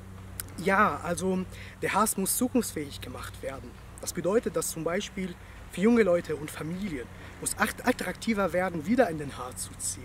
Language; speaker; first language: German; non-native, fluent; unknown